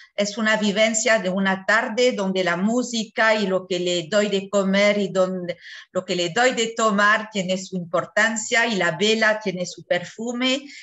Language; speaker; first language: Spanish; non-native, fluent; French